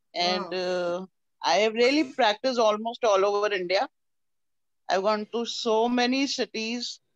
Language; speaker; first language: English; non-native, local second language; Hindi